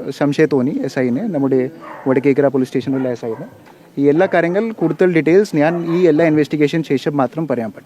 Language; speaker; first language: Malayalam; non-native, learner; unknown